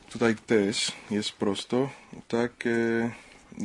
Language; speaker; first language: Polish; non-native, learner; Spanish